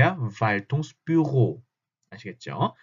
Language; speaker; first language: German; non-native, fluent; Korean